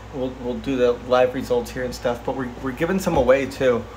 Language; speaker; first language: English; native; English